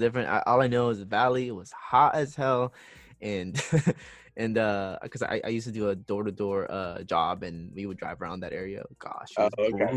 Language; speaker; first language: English; non-native, local second language; Filipino